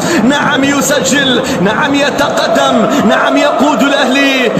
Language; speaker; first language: Arabic; native; Arabic